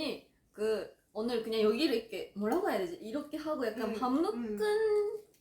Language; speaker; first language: Korean; non-native, fluent; Japanese